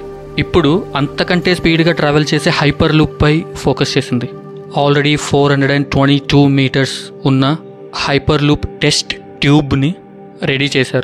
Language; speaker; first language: Telugu; native; Telugu